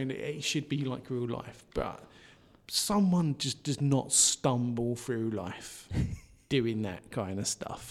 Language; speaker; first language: English; native; English